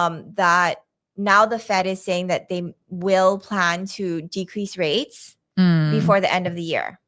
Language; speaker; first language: English; native; English